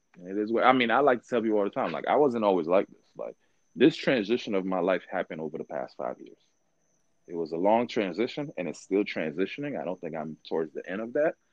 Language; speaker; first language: English; early bilingual, other home language; Haitian Creole